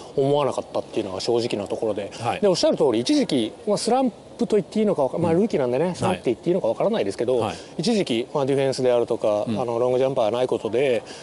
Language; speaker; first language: Japanese; native; Japanese